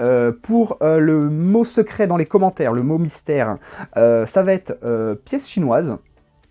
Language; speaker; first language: French; native; French